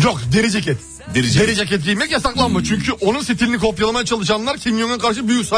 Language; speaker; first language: Turkish; native; Turkish